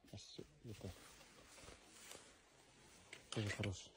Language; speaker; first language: Russian; non-native, local second language; Kyrgyz